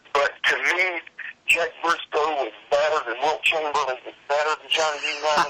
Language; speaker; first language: English; native; English